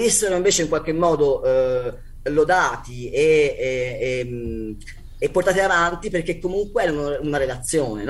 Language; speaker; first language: Italian; native; Italian